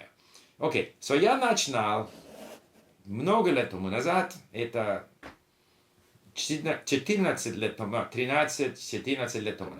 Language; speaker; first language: Russian; non-native, learner; English